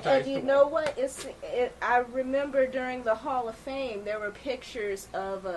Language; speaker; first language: English; native; English